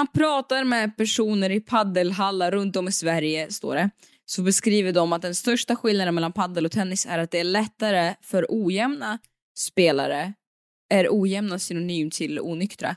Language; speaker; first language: Swedish; native; Swedish